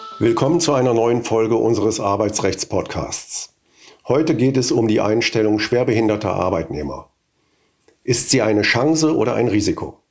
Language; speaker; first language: German; native; German